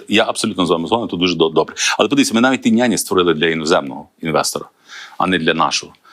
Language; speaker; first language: Ukrainian; native; Ukrainian